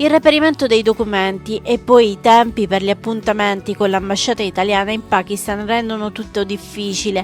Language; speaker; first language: Italian; native; Italian